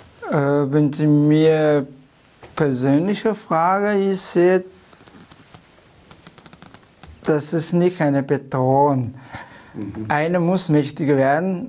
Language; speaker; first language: German; non-native, learner; Chinese